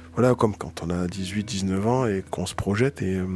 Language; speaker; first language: French; native; French